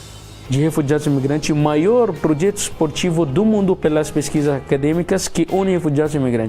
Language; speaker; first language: Portuguese; non-native, learner; Arabic